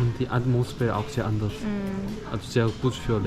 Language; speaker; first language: German; non-native, learner; Korean